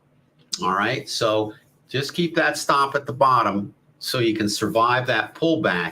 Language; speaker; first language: English; native; English